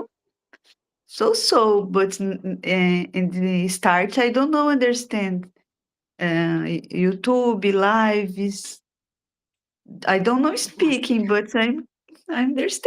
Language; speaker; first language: English; non-native, learner; Portuguese